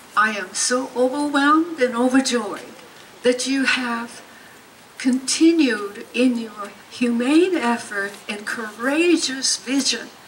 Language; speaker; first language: English; non-native, fluent; Japanese